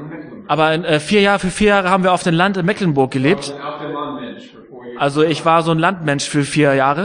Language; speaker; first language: German; native; German